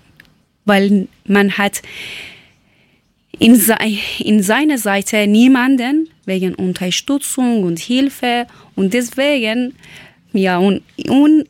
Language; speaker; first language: German; non-native, learner; Persian